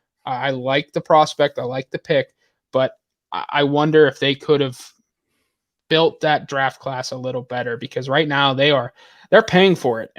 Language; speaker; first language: English; native; English